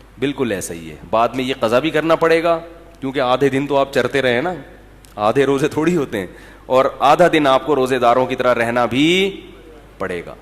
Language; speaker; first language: Urdu; native; Urdu